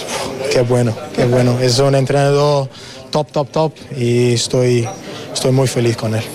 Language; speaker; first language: Spanish; non-native, learner; English